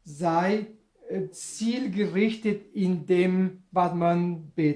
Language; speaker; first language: German; non-native, learner; Portuguese